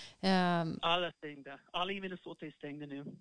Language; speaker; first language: Swedish; non-native, fluent; English